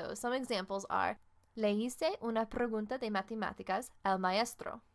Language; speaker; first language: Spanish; non-native, fluent; English